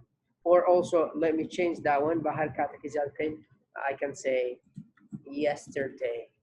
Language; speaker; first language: English; non-native, fluent; Central Kurdish